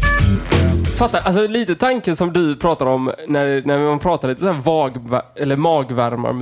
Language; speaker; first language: Swedish; native; Swedish